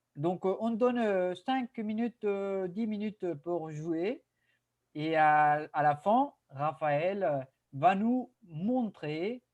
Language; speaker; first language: French; non-native, fluent; Spanish